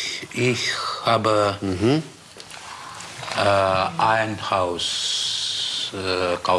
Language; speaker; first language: German; non-native, learner; Russian